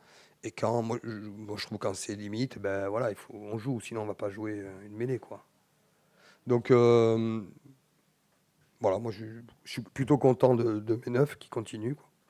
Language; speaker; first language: French; native; French